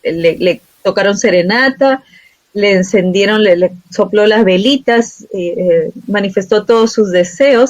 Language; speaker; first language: Spanish; native; Spanish